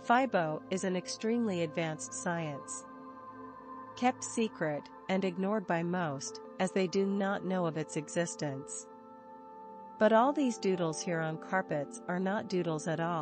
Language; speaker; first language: English; non-native, fluent; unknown